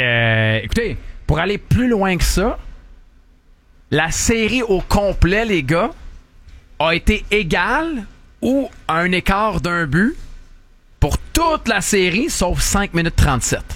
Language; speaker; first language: French; native; French